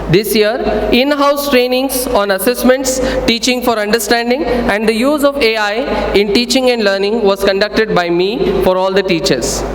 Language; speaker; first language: English; non-native, local second language; Kannada